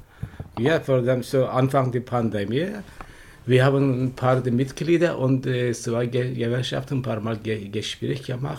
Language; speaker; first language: German; non-native, learner; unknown